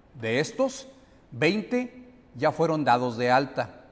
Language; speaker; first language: Spanish; native; Spanish